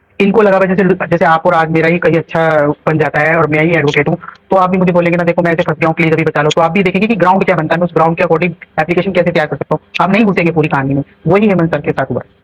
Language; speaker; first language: Hindi; native; Hindi